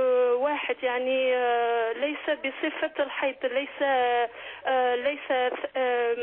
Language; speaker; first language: Arabic; native; Arabic